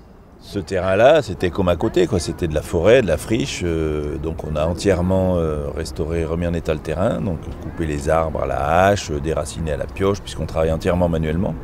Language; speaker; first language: French; native; French